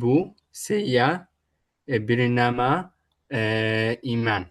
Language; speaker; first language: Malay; non-native, learner; Arabic